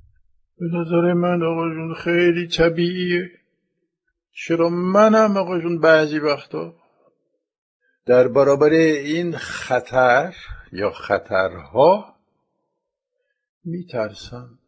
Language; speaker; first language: Persian; non-native, fluent; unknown